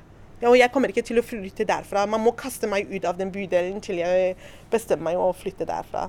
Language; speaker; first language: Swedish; non-native, fluent; Persian